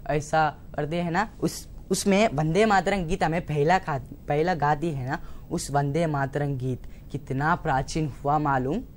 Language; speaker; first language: Hindi; non-native, local second language; Telugu